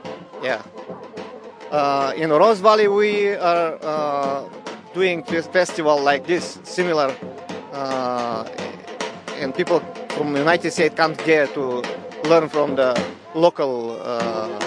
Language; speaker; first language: English; non-native, learner; Bulgarian